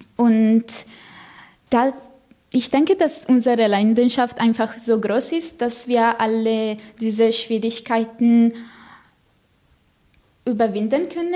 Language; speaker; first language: German; non-native, fluent; Italian